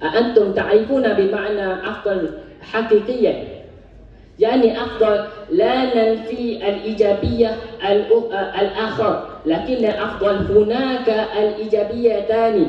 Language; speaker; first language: Arabic; non-native, learner; Malay